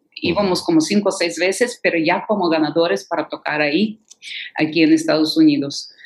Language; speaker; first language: Spanish; non-native, fluent; Ukrainian